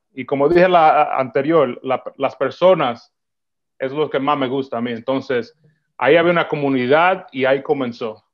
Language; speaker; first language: Spanish; early bilingual, heritage; Spanish